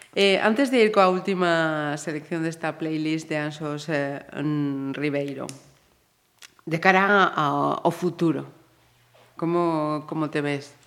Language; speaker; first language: Galician; non-native, local second language; Spanish